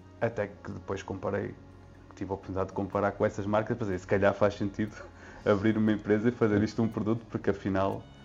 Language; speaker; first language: Portuguese; native; Portuguese